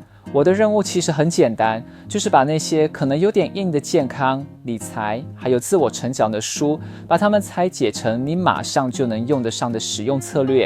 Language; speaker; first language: Chinese; native; Chinese